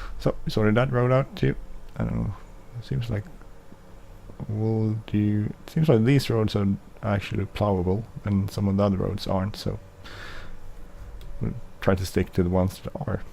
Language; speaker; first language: English; non-native, fluent; Swedish